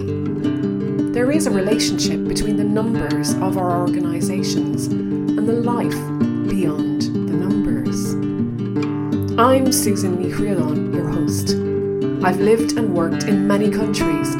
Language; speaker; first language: English; native; English